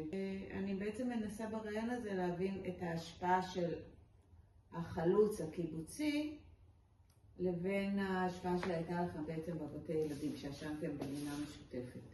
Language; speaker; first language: Hebrew; native; Hebrew